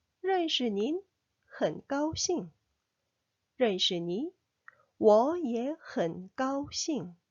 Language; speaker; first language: Chinese; non-native, fluent; Korean